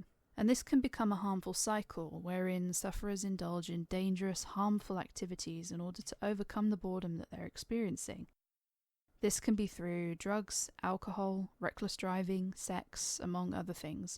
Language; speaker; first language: English; native; English